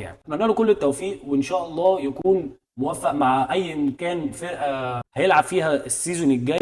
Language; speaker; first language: Arabic; native; Arabic